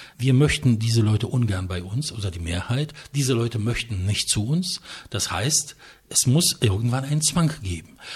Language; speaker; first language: German; non-native, fluent; Polish